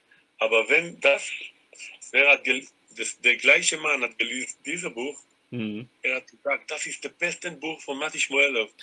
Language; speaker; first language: German; non-native, learner; Hebrew